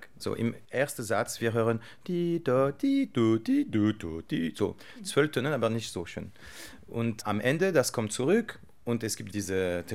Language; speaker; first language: German; non-native, learner; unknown